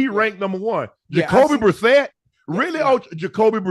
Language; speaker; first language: English; native; English